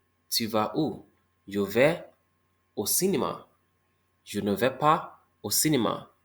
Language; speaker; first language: French; non-native, fluent; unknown